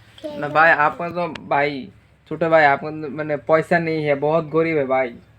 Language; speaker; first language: Hindi; non-native, learner; Bangla